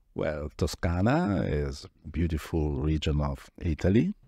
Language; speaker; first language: English; non-native, fluent; Italian